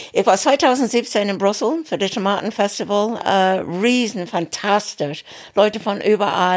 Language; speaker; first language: German; non-native, fluent; English